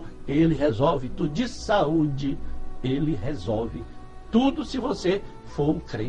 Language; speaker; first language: Portuguese; native; Portuguese